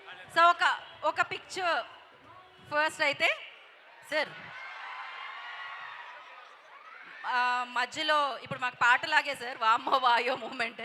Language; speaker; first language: Telugu; native; Telugu